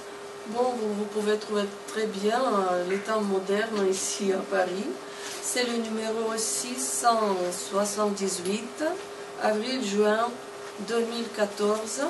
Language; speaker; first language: French; non-native, fluent; Russian